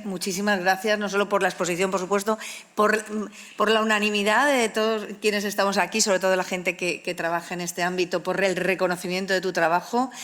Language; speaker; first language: Spanish; native; Spanish